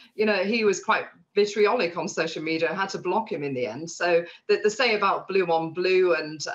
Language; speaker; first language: English; native; English